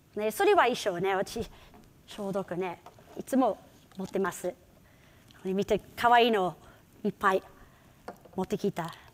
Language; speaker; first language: Japanese; non-native, fluent; English